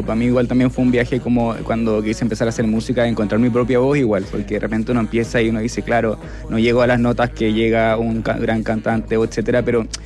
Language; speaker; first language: Spanish; native; Spanish